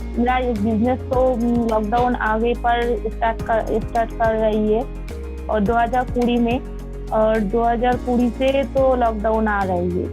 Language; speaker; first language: Hindi; non-native, local second language; Bangla